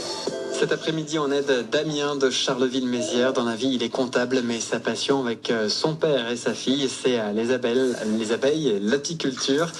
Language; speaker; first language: French; native; French